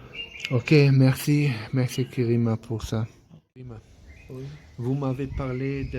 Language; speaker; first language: French; non-native, fluent; German